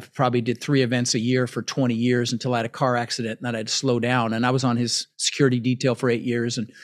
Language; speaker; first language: English; early bilingual, other home language; Dutch